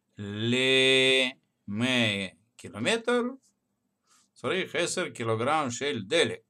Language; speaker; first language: Hebrew; non-native, fluent; Russian